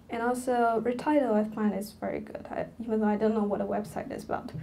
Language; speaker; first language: English; non-native, fluent; Chinese